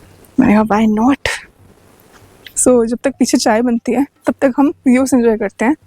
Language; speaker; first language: Hindi; native; Hindi